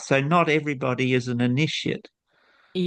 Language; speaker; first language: English; native; English